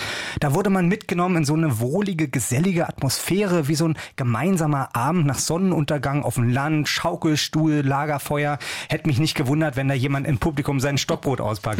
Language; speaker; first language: German; native; German